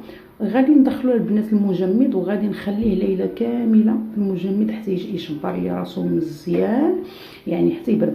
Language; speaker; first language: Arabic; native; Arabic